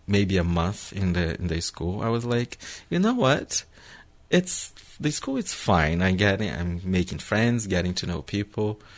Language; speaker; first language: English; non-native, fluent; Portuguese